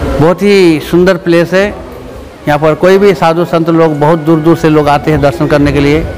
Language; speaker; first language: Hindi; non-native, local second language; Bangla